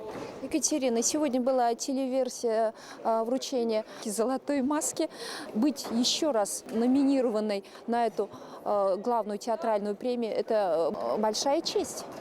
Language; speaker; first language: Russian; native; Russian